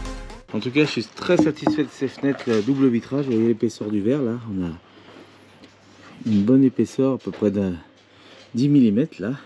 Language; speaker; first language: French; native; French